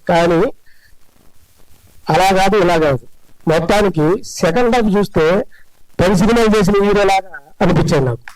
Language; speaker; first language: Telugu; native; Telugu